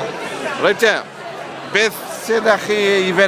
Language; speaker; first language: Welsh; native; Welsh